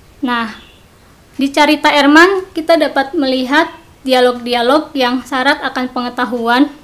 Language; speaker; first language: Indonesian; non-native, local second language; Sundanese